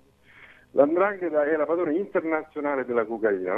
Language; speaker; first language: Italian; native; Italian